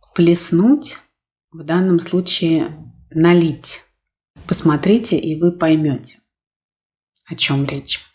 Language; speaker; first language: Russian; native; Russian